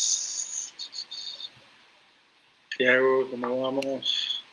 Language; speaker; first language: Spanish; native; Spanish